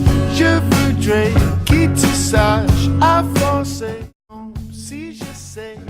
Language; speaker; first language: French; non-native, learner; English